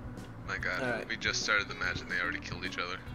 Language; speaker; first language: English; native; English